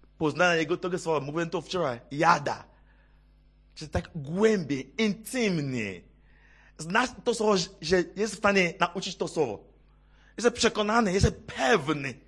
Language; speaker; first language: Polish; non-native, fluent; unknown